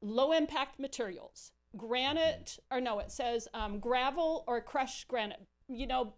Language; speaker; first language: English; native; English